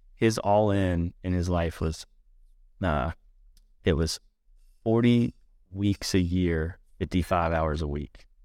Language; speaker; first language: English; native; English